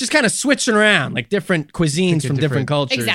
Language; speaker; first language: English; native; English